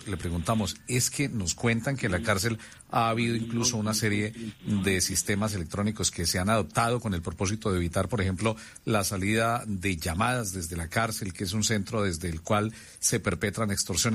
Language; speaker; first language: Spanish; native; Spanish